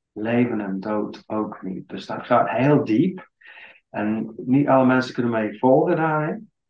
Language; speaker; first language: Dutch; non-native, fluent; English